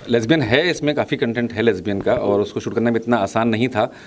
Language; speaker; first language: Hindi; native; Hindi